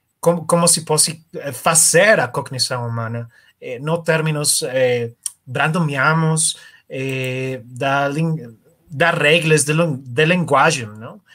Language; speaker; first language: Portuguese; non-native, learner; Spanish